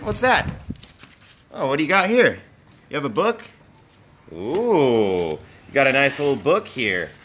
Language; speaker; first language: English; native; English